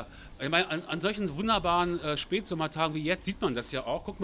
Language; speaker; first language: German; native; German